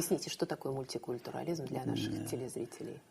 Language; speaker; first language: Russian; native; Russian